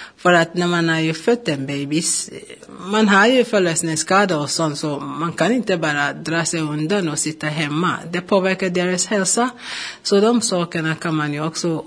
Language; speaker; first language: Swedish; non-native, fluent; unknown